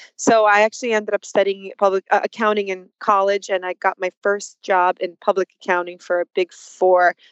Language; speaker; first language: English; early bilingual, other home language; Russian